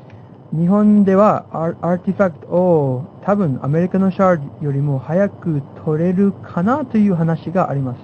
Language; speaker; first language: Japanese; non-native, fluent; English